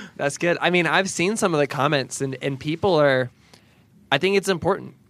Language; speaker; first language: English; native; English